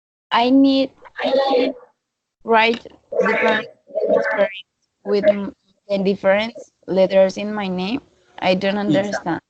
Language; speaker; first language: English; non-native, learner; Spanish